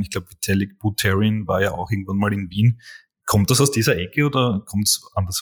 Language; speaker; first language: German; native; German